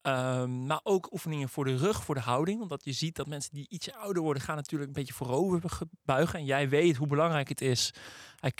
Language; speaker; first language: Dutch; native; Dutch